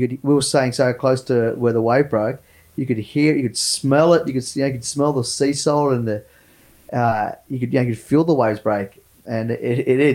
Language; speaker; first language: English; native; English